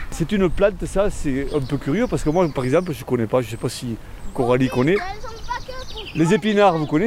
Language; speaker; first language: French; native; French